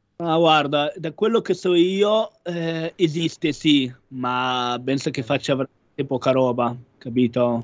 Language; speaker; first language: Italian; non-native, fluent; Arabic